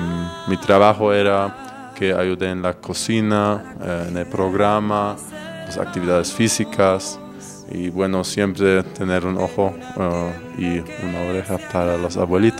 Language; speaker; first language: Spanish; non-native, fluent; German